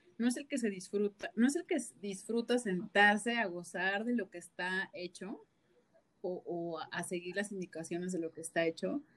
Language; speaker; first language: Spanish; native; Spanish